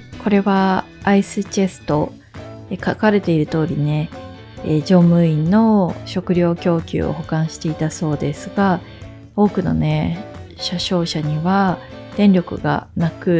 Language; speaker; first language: Japanese; native; Japanese